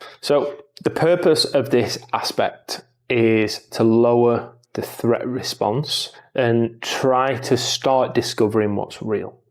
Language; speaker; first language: English; native; English